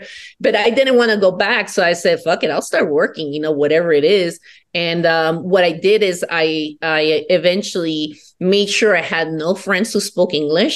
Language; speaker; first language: English; non-native, fluent; Spanish